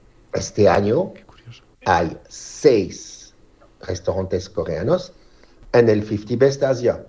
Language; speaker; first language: Spanish; non-native, fluent; Italian